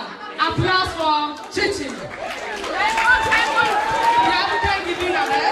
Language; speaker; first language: German; non-native, fluent; Igbo